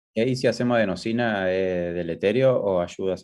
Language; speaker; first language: Spanish; native; Spanish